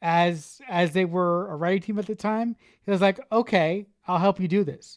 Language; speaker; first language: English; native; English